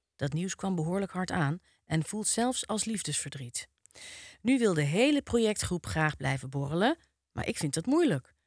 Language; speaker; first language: Dutch; native; Dutch